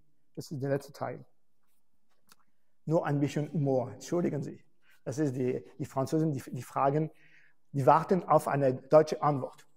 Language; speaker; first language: German; non-native, fluent; French